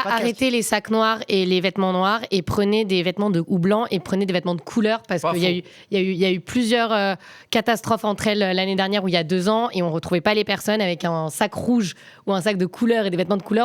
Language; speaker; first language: French; native; French